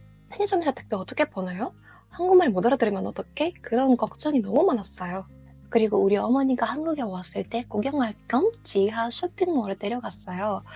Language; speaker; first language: Korean; non-native, fluent; Russian